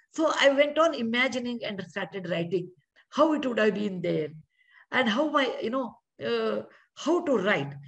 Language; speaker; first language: English; non-native, local second language; Kannada